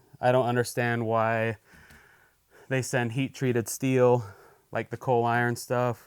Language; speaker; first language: English; native; English